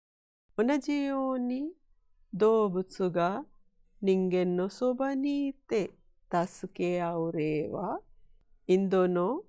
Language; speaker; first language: Japanese; non-native, fluent; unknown